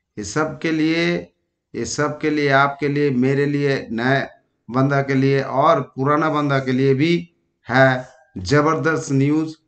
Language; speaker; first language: Hindi; non-native, local second language; Bangla